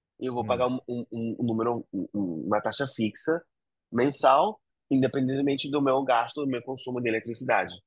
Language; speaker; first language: Portuguese; non-native, fluent; Spanish